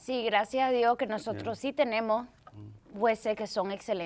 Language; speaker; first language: Spanish; early bilingual, heritage; Spanish